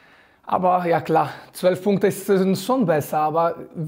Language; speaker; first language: German; non-native, fluent; Polish